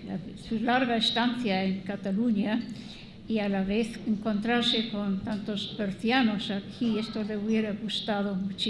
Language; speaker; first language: Spanish; non-native, fluent; English